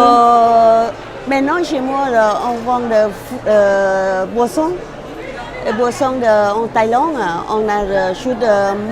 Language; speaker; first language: French; non-native, learner; Thai